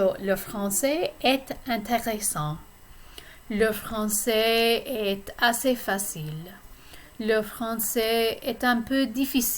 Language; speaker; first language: French; non-native, fluent; English